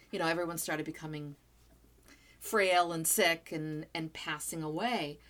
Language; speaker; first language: English; non-native, fluent; Portuguese